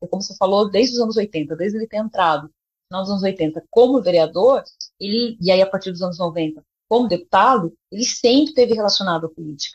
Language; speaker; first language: Portuguese; native; Portuguese